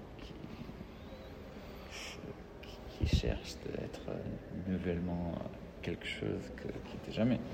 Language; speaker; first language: French; non-native, learner; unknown